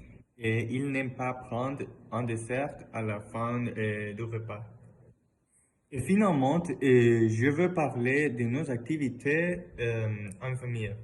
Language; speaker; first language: French; non-native, learner; Spanish